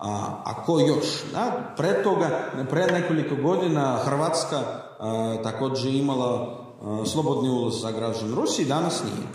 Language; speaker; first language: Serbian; non-native, learner; Russian